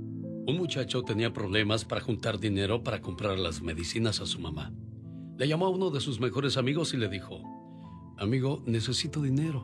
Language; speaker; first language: Spanish; native; Spanish